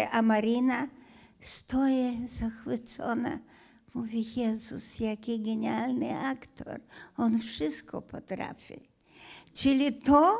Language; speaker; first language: Polish; non-native, fluent; Hungarian